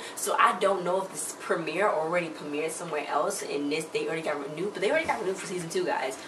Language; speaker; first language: English; native; English